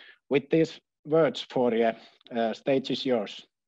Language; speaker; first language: English; non-native, fluent; Finnish